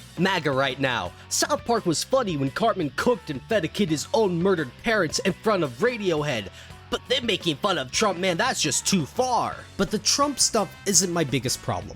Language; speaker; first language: English; native; English